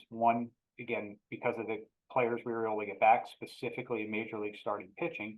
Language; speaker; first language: English; native; English